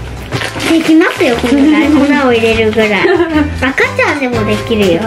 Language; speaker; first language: Japanese; native; Japanese